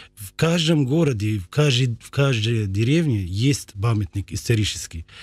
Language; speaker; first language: Russian; non-native, fluent; Arabic